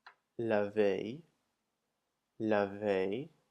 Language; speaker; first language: French; non-native, fluent; English